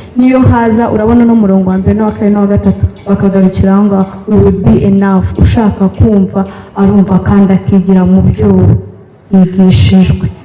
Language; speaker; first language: Kinyarwanda; early bilingual, heritage; Kinyarwanda